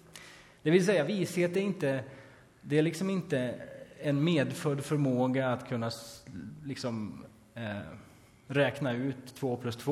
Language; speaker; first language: Swedish; native; Swedish